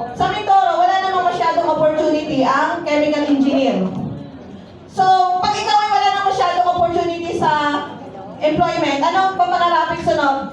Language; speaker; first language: Filipino; native; Filipino